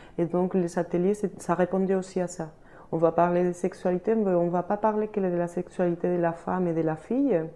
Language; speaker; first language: French; non-native, fluent; Spanish